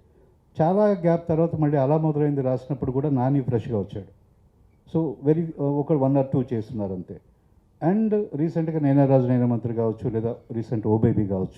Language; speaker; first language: Telugu; native; Telugu